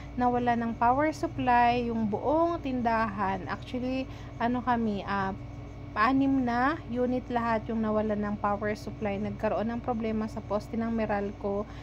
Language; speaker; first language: Filipino; non-native, local second language; Bikol